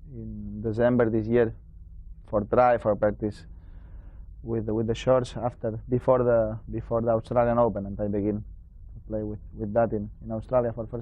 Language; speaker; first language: English; non-native, learner; Spanish